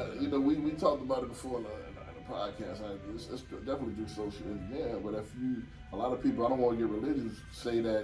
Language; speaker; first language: English; native; English